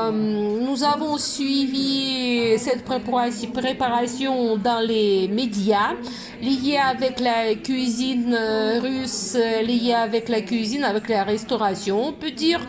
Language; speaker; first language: French; non-native, fluent; Russian